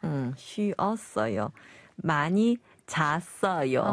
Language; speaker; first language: Korean; non-native, learner; Chinese